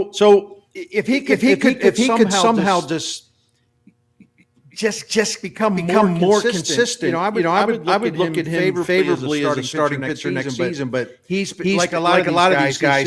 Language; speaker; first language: English; native; English